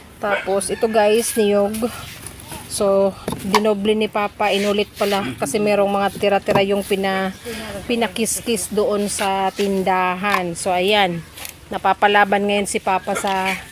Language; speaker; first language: Filipino; non-native, local second language; Bikol